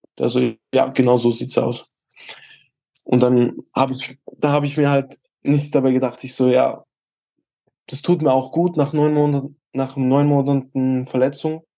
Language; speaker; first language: German; early bilingual, other home language; Albanian